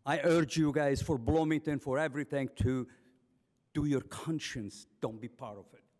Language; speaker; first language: English; non-native, fluent; Arabic